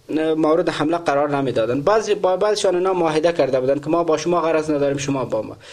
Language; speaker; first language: Persian; native; Persian